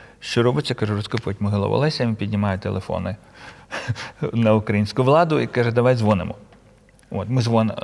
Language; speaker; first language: Ukrainian; native; Ukrainian